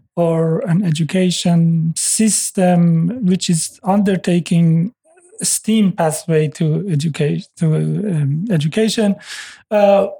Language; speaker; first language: English; non-native, fluent; Persian